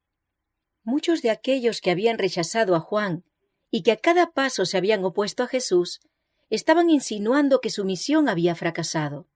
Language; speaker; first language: Spanish; native; Spanish